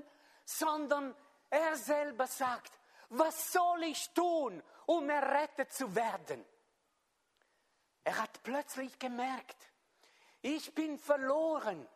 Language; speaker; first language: German; non-native, fluent; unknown